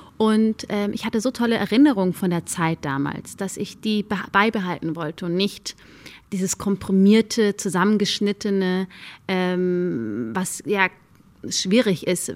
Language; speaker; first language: German; early bilingual, other home language; Amharic